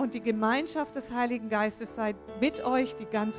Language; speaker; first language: German; native; German